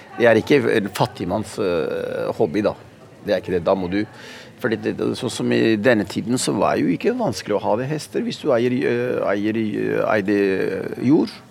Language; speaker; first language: Norwegian; early bilingual, other home language; Punjabi